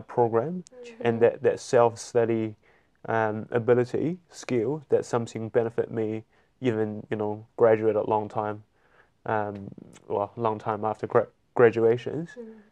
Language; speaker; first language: English; non-native, fluent; Chinese